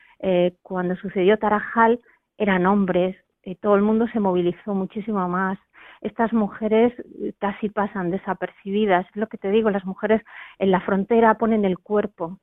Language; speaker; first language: Spanish; native; Spanish